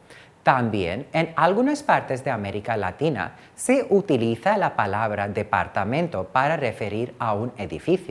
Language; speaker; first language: Spanish; non-native, fluent; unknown